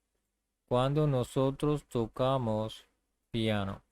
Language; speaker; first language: Spanish; non-native, learner; English